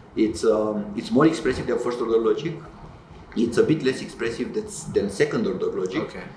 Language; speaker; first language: English; non-native, fluent; Romanian